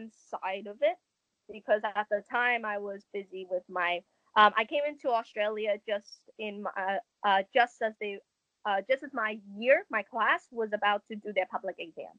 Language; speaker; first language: English; native; English